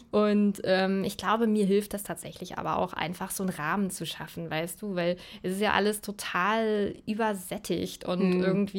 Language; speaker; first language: German; native; German